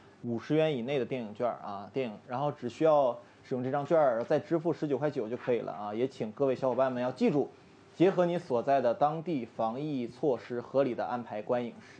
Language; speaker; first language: Chinese; native; Chinese